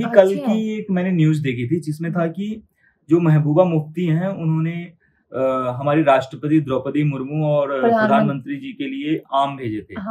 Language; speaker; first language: Hindi; native; Hindi